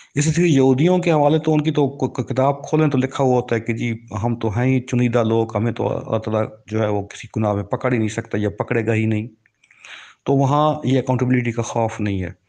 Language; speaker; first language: Urdu; native; Urdu